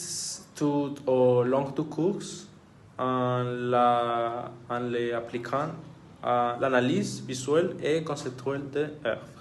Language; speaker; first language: French; non-native, learner; Spanish